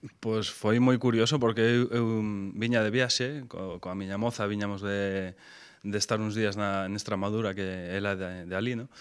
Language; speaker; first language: Galician; non-native, local second language; Spanish